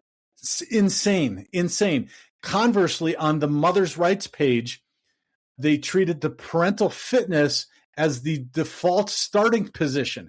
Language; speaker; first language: English; native; English